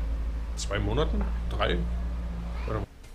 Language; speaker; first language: German; native; German